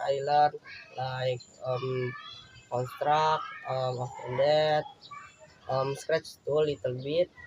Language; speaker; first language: English; non-native, learner; Indonesian